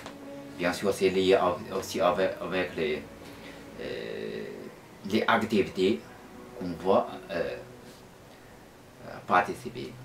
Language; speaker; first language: French; non-native, fluent; Chinese